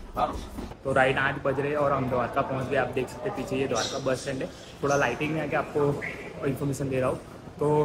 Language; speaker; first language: Hindi; non-native, local second language; Gujarati